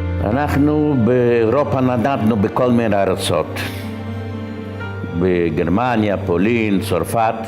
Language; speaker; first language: Hebrew; non-native, fluent; Yiddish